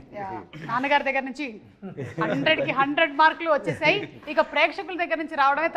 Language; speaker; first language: Telugu; native; Telugu